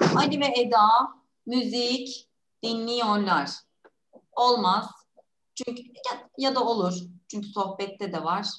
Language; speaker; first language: Turkish; native; Turkish